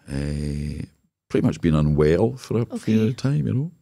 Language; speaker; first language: English; native; English